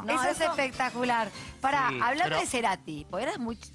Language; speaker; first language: Spanish; native; Spanish